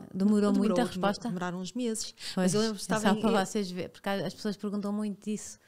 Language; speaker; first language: Portuguese; native; Portuguese